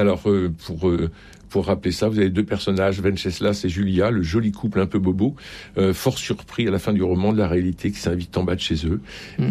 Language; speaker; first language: French; native; French